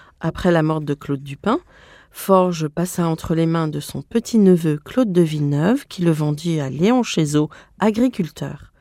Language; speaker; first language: French; native; French